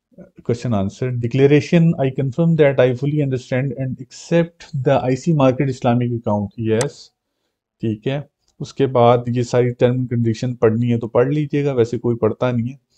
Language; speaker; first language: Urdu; non-native, local second language; Punjabi